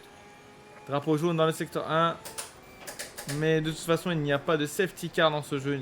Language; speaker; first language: French; native; French